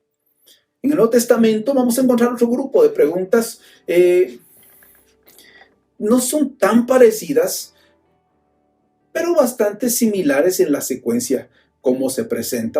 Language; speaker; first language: Spanish; native; Spanish